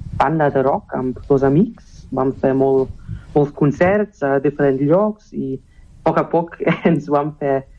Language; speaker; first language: Catalan; non-native, learner; German